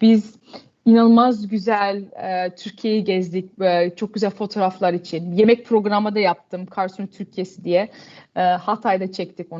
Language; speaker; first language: Turkish; early bilingual, heritage; Turkish